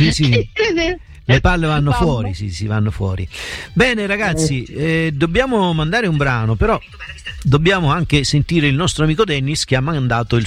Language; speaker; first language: Italian; native; Italian